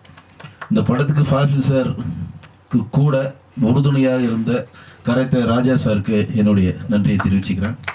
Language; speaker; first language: Tamil; native; Tamil